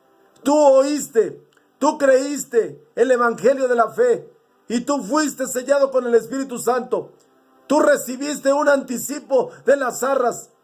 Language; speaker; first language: Spanish; native; Spanish